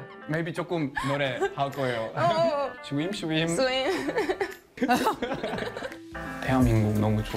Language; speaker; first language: Korean; non-native, learner; English